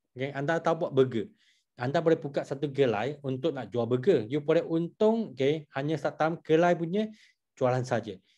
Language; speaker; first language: Malay; non-native, local second language; Chinese